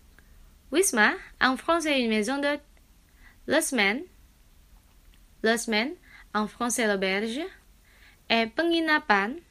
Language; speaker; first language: French; non-native, fluent; Indonesian